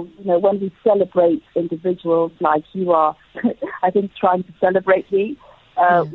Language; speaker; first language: English; non-native, local second language; Krio